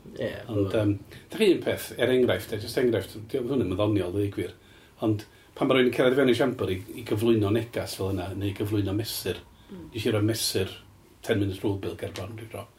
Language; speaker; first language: Welsh; native; Welsh